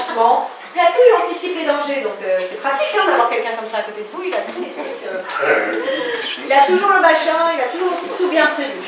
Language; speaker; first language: French; non-native, fluent; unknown